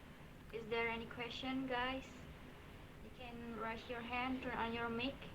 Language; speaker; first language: English; non-native, learner; Indonesian